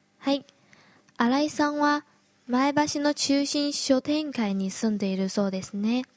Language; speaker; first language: Japanese; non-native, fluent; Chinese